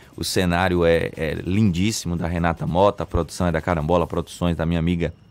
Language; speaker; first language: Portuguese; native; Portuguese